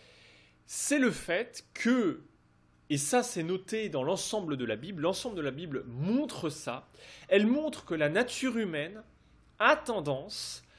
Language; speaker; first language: French; native; French